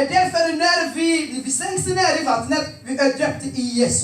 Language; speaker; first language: Swedish; non-native, fluent; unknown